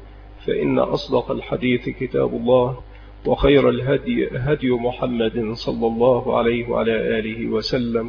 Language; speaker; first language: Arabic; native; Arabic